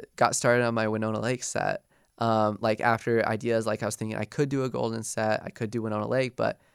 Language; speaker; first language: English; native; English